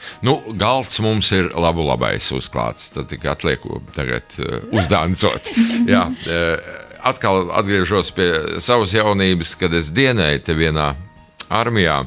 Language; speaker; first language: Latvian; native; Latvian